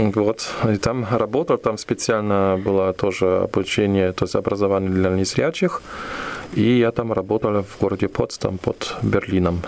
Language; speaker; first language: Russian; non-native, fluent; German